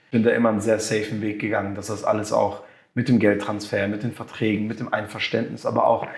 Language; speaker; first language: German; non-native, local second language; French